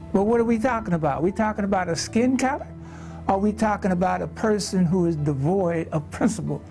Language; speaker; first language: English; native; English